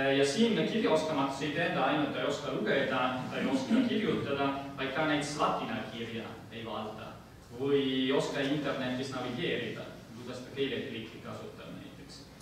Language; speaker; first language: Estonian; non-native, fluent; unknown